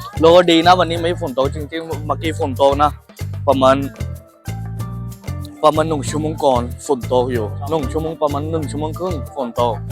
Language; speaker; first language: Thai; non-native, learner; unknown